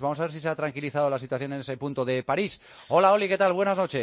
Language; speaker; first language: Spanish; native; Spanish